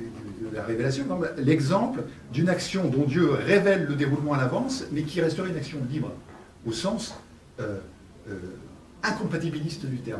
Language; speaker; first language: French; native; French